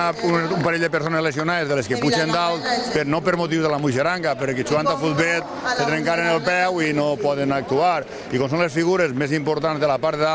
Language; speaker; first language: Catalan; native; Catalan